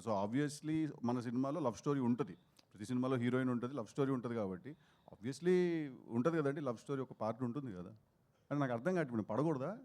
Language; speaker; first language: Telugu; native; Telugu